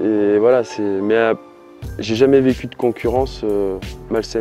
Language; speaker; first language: French; native; French